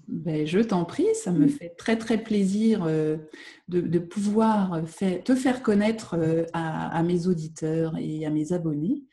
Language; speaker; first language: French; native; French